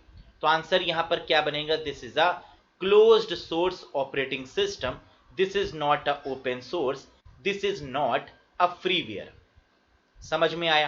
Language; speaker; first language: Hindi; native; Hindi